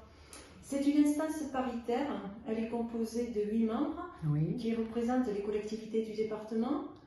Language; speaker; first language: French; native; French